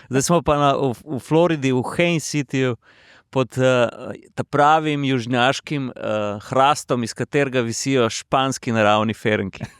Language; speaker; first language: Slovenian; native; Slovenian